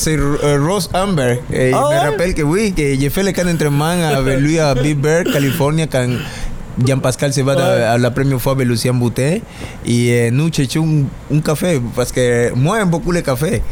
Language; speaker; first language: French; non-native, learner; Spanish